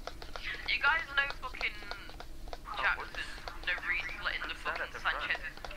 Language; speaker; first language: English; native; English